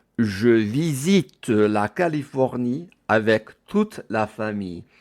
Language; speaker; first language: French; non-native, fluent; English